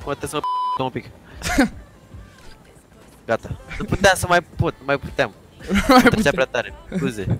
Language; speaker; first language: Romanian; native; Romanian